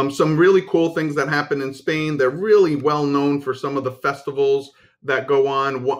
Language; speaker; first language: English; early bilingual, other home language; Spanish